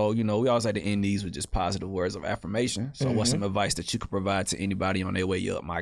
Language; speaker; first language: English; native; English